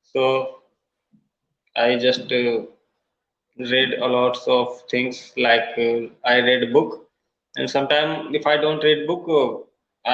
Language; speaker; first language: English; non-native, learner; Hindi